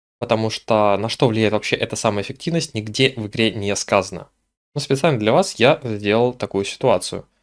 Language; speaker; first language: Russian; native; Russian